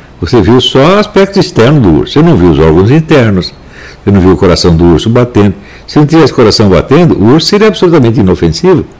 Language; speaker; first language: Portuguese; native; Portuguese